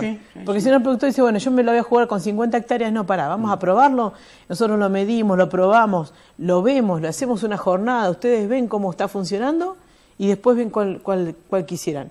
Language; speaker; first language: Spanish; native; Spanish